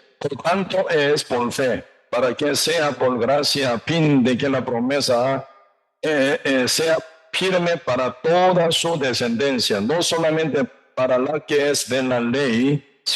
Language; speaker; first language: Spanish; non-native, learner; Korean